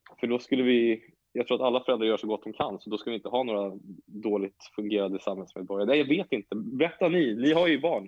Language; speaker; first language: Swedish; native; Swedish